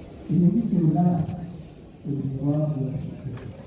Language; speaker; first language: French; non-native, local second language; Lingala